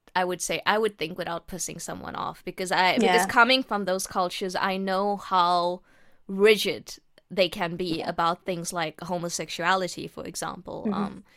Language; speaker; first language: English; native; English